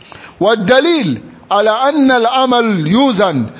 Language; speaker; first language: Arabic; non-native, fluent; French